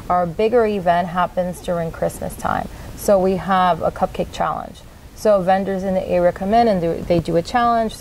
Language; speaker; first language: English; native; English